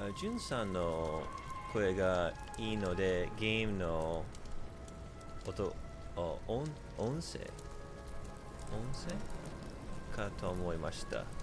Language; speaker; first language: Japanese; non-native, learner; English